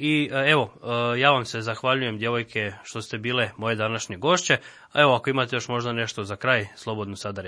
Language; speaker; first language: Serbian; native; Serbian